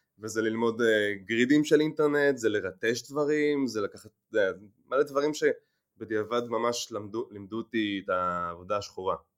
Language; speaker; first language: Hebrew; native; Hebrew